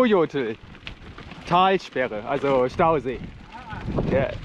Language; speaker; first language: German; native; German